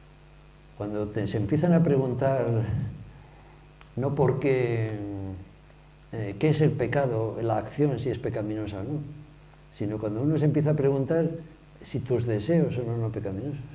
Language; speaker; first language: Spanish; native; Spanish